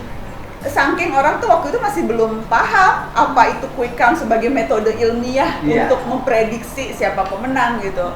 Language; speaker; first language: Indonesian; native; Indonesian